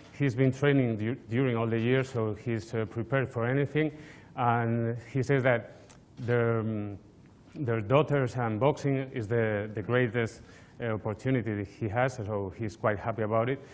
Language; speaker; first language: English; non-native, fluent; Spanish